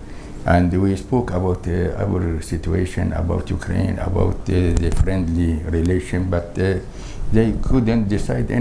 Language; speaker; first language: English; non-native, learner; Crimean Tatar